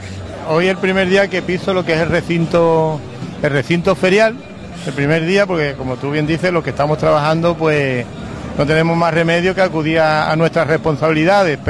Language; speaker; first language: Spanish; native; Spanish